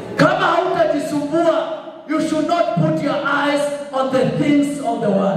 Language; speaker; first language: English; non-native, local second language; Swahili